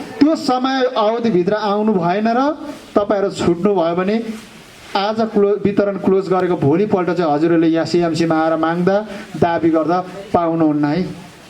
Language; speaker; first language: Nepali; native; Nepali